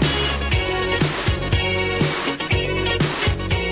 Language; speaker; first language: English; native; English